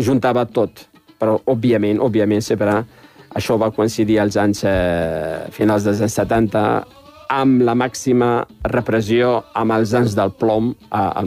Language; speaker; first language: Catalan; non-native, fluent; Riffian